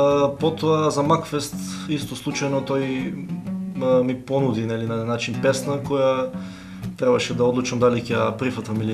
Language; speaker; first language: Macedonian; native; Macedonian